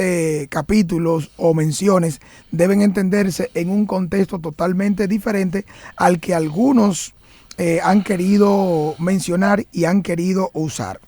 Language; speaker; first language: Spanish; native; Spanish